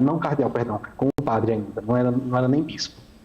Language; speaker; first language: Portuguese; native; Portuguese